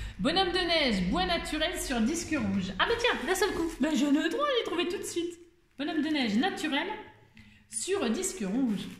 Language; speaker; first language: French; native; French